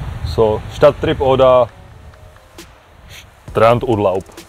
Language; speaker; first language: German; non-native, fluent; Czech